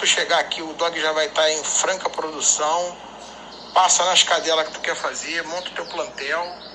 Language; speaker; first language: Portuguese; native; Portuguese